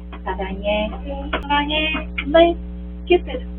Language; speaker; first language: Korean; native; Korean